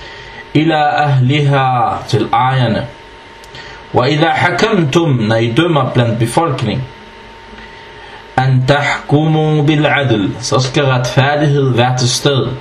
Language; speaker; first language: Danish; early bilingual, other home language; Arabic